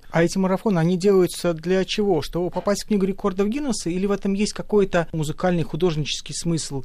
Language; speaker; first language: Russian; native; Russian